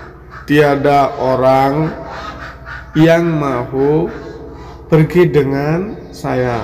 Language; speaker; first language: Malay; non-native, fluent; Bangla